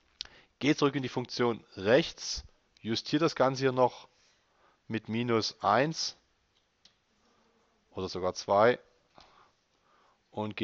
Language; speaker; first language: German; native; German